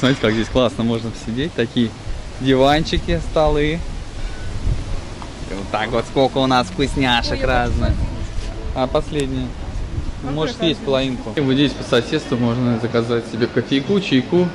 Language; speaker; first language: Russian; native; Russian